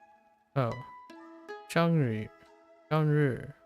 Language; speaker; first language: Chinese; non-native, learner; English